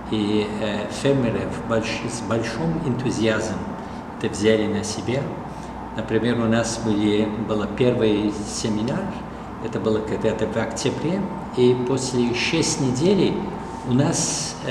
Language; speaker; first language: Russian; non-native, fluent; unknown